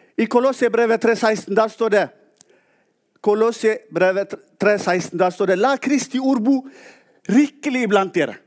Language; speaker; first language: Norwegian; non-native, fluent; Tigrinya